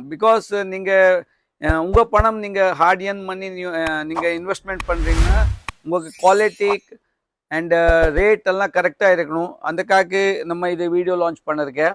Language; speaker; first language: Tamil; non-native, fluent; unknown